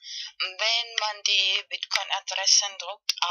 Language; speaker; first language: German; non-native, fluent; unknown